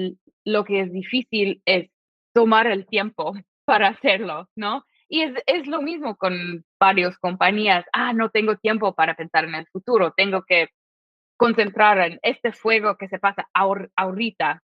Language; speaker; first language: Spanish; non-native, fluent; English